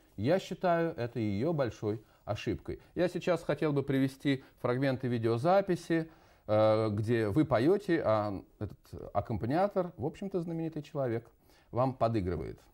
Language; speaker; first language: Russian; native; Russian